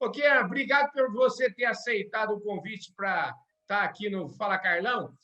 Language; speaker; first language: Portuguese; native; Portuguese